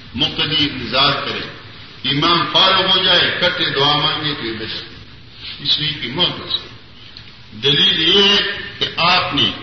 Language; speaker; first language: Urdu; non-native, local second language; Pashto